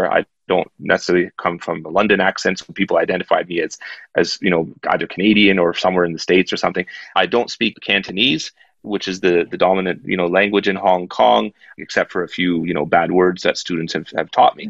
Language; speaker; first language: English; native; English